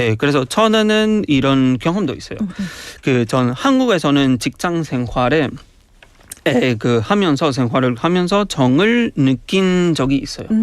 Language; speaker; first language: Korean; non-native, fluent; Spanish